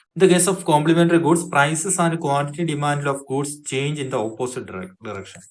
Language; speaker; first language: English; non-native, local second language; Malayalam